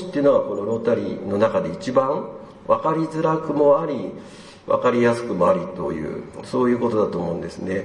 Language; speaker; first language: Japanese; native; Japanese